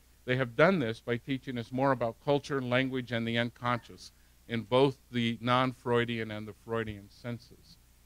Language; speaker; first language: English; native; English